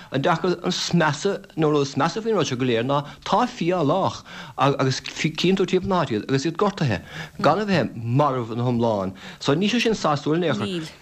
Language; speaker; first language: Irish; native; Irish